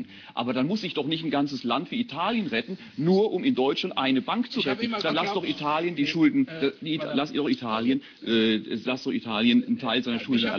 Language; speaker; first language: German; native; German